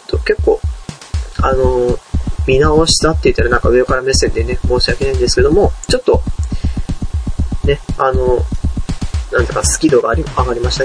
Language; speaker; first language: Japanese; native; Japanese